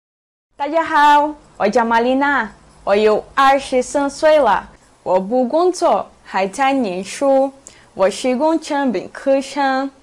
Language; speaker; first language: Chinese; non-native, learner; Portuguese